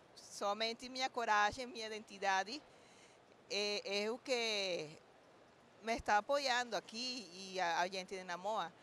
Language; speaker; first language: Portuguese; non-native, learner; Spanish